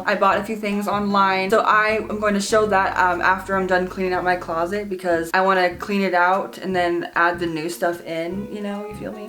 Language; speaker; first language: English; native; English